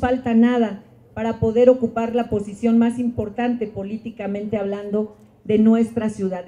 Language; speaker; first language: Spanish; native; Spanish